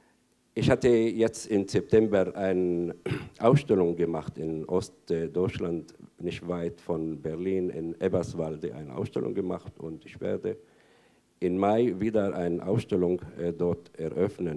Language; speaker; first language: German; non-native, fluent; Arabic